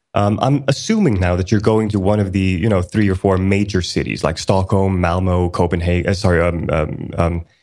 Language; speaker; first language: English; early bilingual, other home language; Swedish